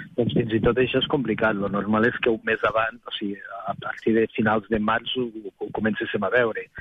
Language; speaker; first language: Catalan; native; Catalan